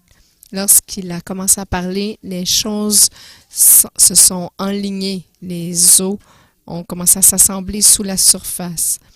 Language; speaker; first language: French; non-native, fluent; English